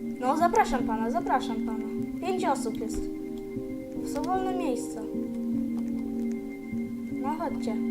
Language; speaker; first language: Polish; native; Polish